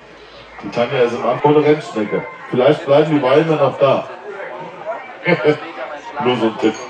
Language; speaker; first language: German; native; German